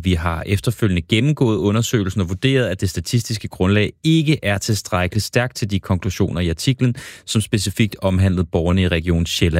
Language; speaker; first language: Danish; native; Danish